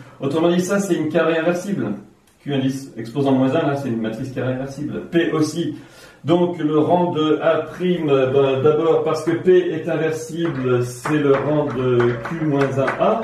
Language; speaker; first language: French; native; French